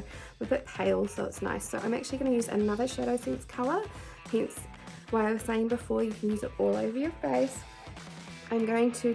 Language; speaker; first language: English; native; English